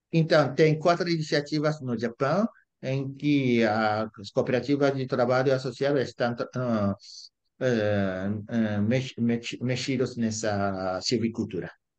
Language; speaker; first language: Portuguese; non-native, fluent; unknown